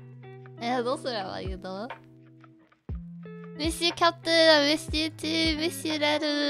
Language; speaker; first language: Japanese; non-native, learner; Korean